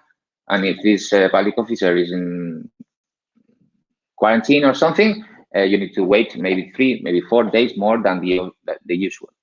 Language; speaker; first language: English; non-native, learner; Spanish